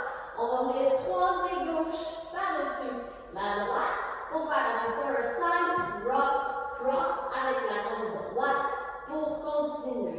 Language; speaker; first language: French; native; French